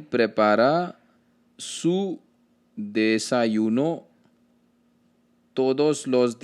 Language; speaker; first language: Spanish; non-native, learner; Hindi